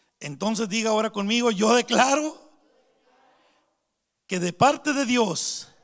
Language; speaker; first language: Spanish; native; Spanish